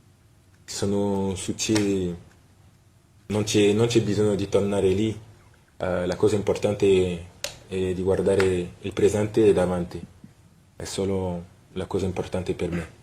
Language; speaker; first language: Italian; non-native, fluent; French